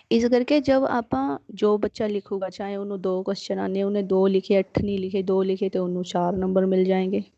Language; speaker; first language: Hindi; non-native, local second language; Punjabi